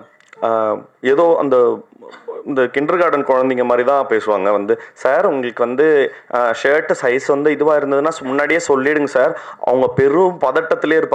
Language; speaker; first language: Tamil; native; Tamil